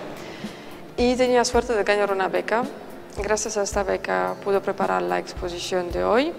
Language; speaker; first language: Spanish; non-native, fluent; Polish